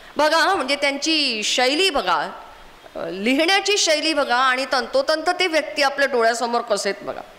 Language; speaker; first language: Marathi; non-native, local second language; Konkani